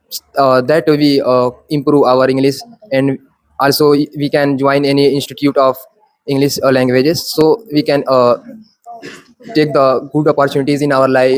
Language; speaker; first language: English; non-native, learner; Hindi